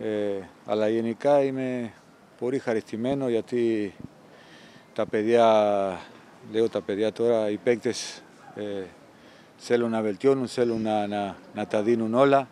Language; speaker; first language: Greek; non-native, fluent; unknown